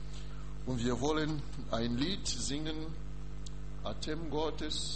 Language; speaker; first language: German; non-native, learner; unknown